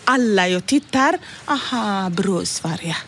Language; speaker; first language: Swedish; non-native, learner; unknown